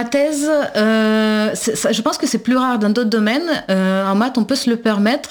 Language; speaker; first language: French; non-native, fluent; Russian